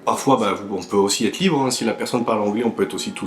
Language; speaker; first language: French; native; French